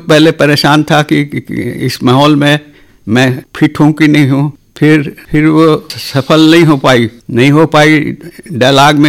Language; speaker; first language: Hindi; non-native, local second language; Chhattisgarhi